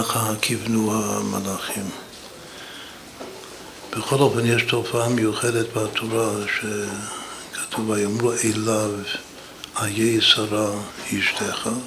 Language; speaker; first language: Hebrew; non-native, fluent; English